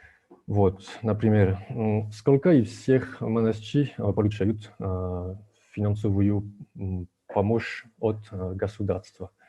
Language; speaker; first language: Russian; non-native, fluent; French